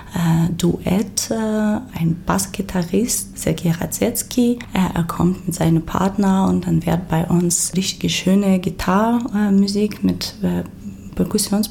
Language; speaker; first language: German; non-native, fluent; Ukrainian